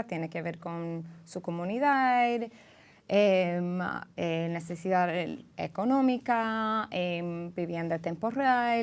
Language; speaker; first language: Spanish; early bilingual, heritage; English